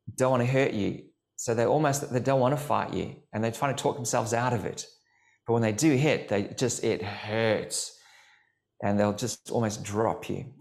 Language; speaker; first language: English; native; English